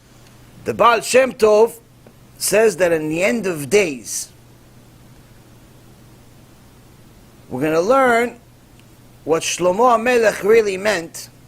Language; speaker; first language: English; non-native, fluent; Hebrew